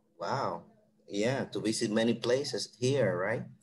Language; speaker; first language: English; non-native, fluent; Spanish